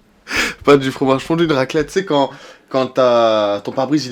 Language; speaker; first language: French; native; French